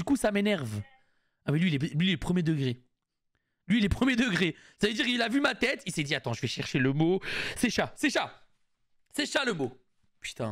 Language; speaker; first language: French; native; French